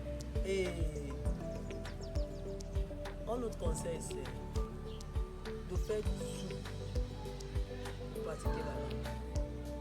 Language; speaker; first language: French; non-native, fluent; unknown